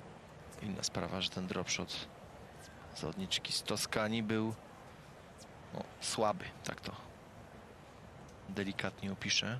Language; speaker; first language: Polish; native; Polish